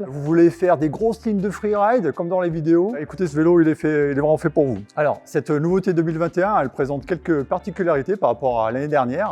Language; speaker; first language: French; native; French